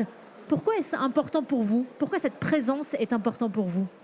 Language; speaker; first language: French; native; French